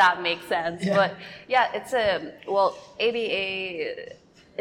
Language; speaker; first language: English; non-native, local second language; Filipino